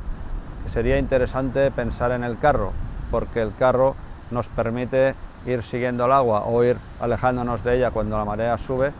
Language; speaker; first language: Spanish; native; Spanish